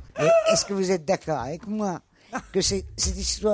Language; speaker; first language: French; native; French